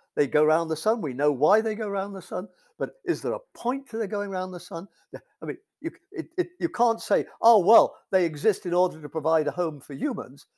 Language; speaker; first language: English; native; English